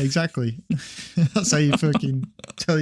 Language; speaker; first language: English; native; English